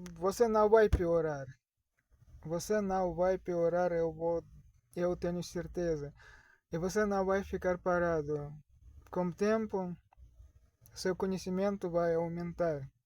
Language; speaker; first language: Portuguese; non-native, learner; Russian